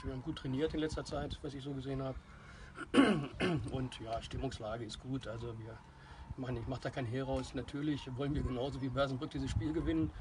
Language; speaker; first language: German; native; German